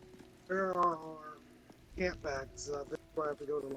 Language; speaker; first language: English; native; English